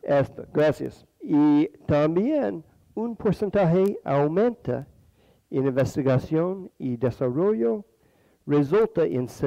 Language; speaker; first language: Spanish; non-native, fluent; English